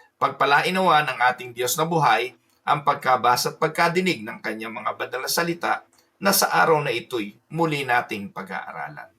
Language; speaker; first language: Filipino; native; Filipino